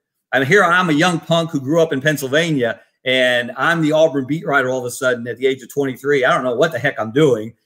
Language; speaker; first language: English; native; English